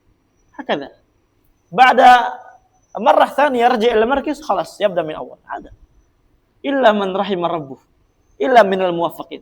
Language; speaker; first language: Arabic; non-native, fluent; Indonesian